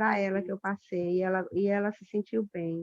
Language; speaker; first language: Portuguese; native; Portuguese